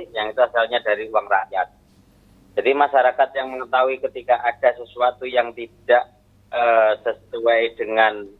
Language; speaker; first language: Indonesian; native; Indonesian